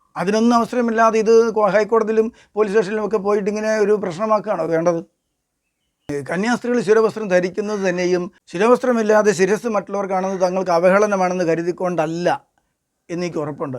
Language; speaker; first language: Malayalam; native; Malayalam